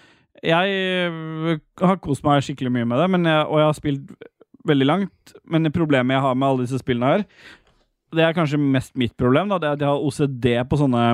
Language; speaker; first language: Norwegian; native; Norwegian